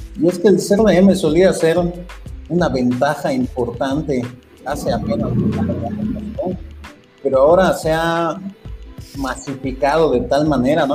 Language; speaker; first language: Spanish; native; Spanish